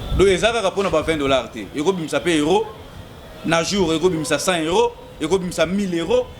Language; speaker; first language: Lingala; non-native, local second language; Kongo